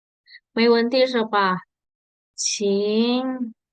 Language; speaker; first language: Chinese; non-native, fluent; Indonesian